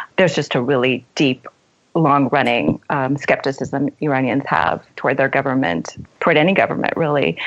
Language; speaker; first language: English; native; English